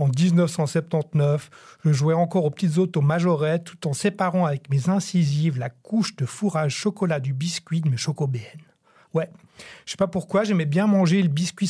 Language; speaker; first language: French; native; French